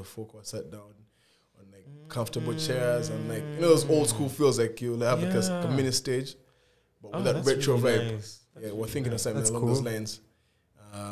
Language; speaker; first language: English; non-native, local second language; Ganda